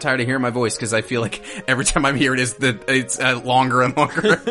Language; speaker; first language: English; native; English